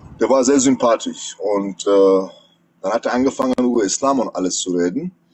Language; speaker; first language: German; non-native, fluent; Persian